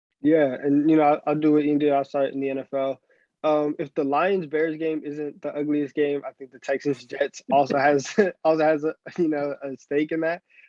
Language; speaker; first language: English; native; English